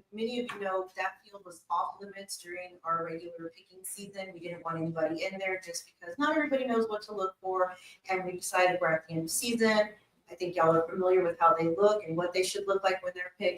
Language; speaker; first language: English; native; English